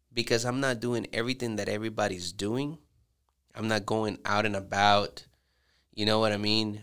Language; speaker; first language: English; early bilingual, other home language; Spanish